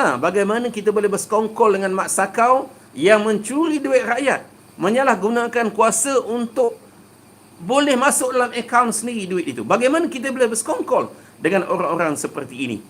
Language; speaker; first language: Malay; native; Malay